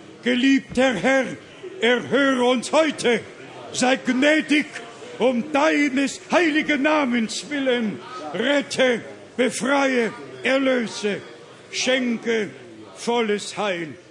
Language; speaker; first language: German; native; German